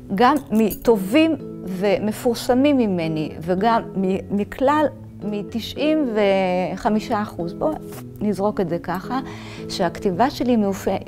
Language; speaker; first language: Hebrew; native; Hebrew